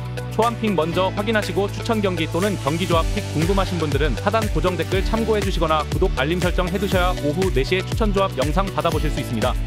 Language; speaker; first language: Korean; native; Korean